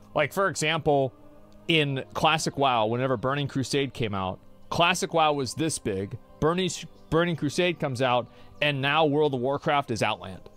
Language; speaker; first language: English; native; English